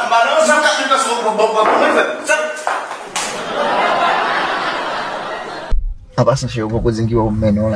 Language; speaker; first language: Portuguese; non-native, learner; Haitian Creole